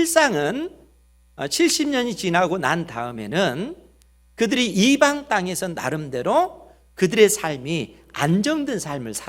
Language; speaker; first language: Korean; native; Korean